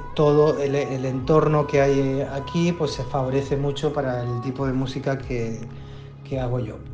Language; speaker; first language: Spanish; native; Spanish